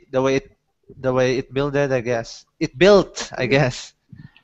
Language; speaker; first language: English; non-native, learner; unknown